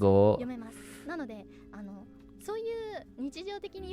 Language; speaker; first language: Japanese; non-native, fluent; English